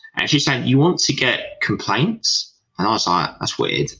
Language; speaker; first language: English; native; English